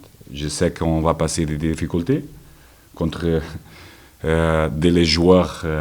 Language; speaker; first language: French; non-native, learner; Portuguese